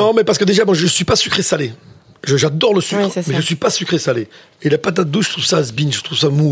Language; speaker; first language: French; native; French